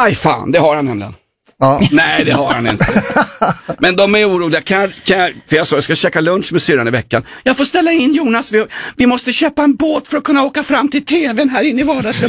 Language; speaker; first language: Swedish; native; Swedish